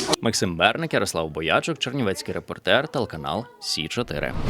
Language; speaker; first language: Ukrainian; native; Ukrainian